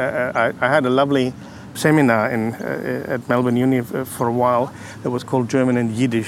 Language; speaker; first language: English; non-native, fluent; German